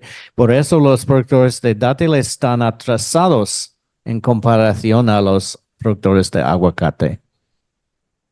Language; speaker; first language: Spanish; non-native, fluent; English